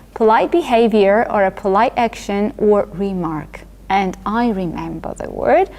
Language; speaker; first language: English; non-native, fluent; Georgian